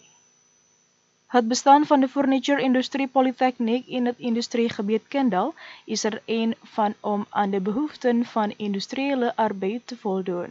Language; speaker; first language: Dutch; non-native, fluent; Indonesian